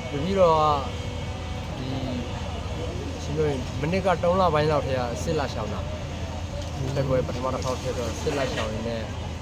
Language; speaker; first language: Burmese; non-native, local second language; Chinese